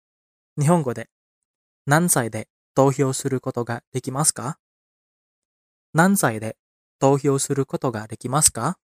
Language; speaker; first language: Japanese; non-native, fluent; Indonesian